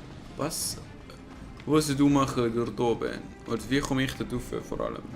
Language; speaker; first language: German; native; German